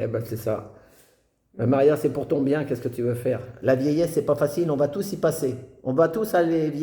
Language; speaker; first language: French; native; French